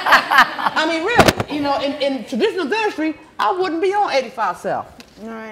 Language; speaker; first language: English; native; English